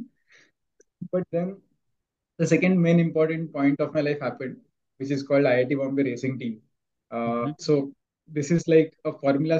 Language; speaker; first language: English; non-native, local second language; Marathi